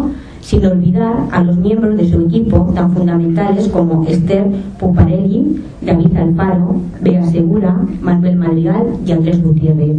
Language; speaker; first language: Spanish; native; Spanish